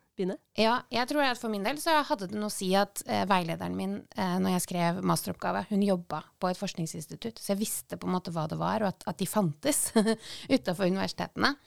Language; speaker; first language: Norwegian; native; Norwegian